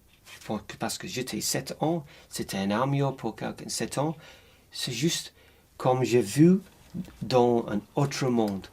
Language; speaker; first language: French; non-native, learner; English